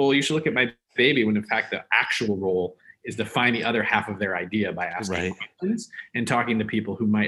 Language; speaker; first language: English; native; English